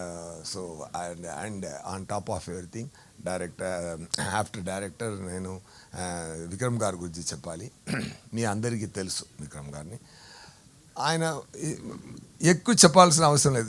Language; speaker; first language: Telugu; non-native, fluent; Tamil